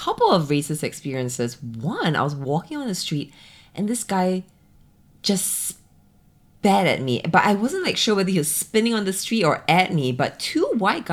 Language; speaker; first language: English; native; English